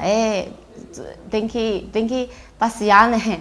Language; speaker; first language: Portuguese; non-native, learner; Chinese